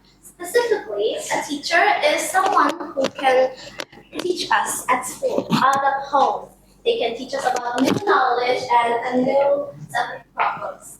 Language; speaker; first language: English; non-native, learner; Indonesian